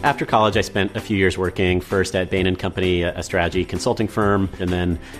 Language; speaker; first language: English; native; English